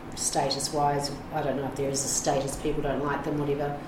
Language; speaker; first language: English; native; English